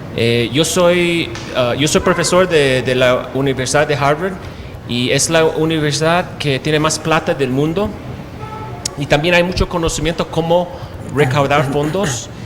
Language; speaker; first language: Spanish; non-native, fluent; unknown